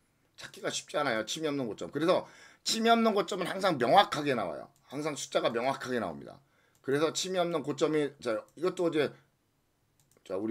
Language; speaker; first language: Korean; native; Korean